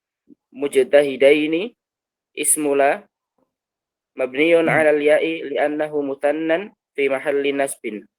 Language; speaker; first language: Arabic; non-native, learner; Indonesian